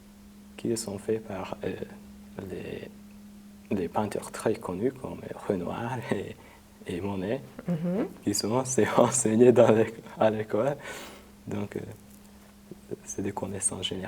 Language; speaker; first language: French; non-native, fluent; Hungarian